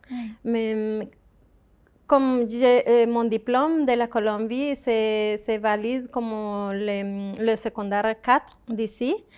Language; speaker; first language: French; non-native, fluent; Spanish